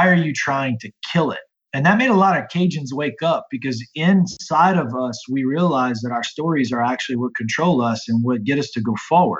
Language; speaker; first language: English; native; English